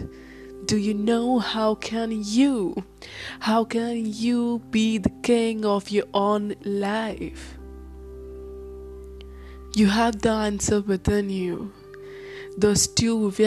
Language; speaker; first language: English; non-native, local second language; Hindi